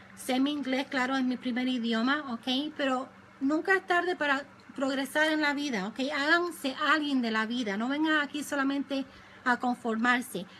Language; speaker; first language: Spanish; early bilingual, other home language; English